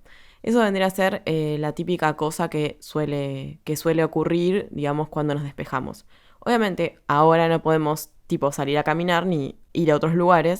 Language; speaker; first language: Spanish; native; Spanish